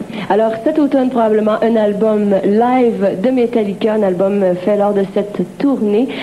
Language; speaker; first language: French; native; French